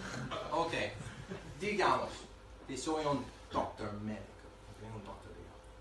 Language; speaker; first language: Spanish; non-native, learner; English